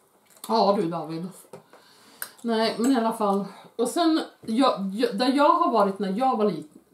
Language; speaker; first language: Swedish; native; Swedish